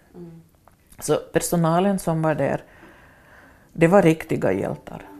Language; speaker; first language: Swedish; non-native, fluent; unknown